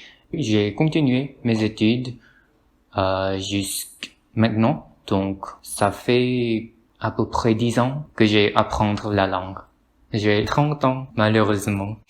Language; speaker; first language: French; non-native, learner; Korean